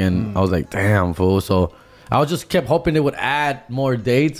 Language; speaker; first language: English; early bilingual, other home language; Spanish